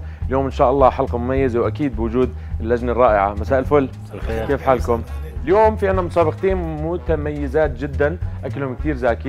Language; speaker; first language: Arabic; native; Arabic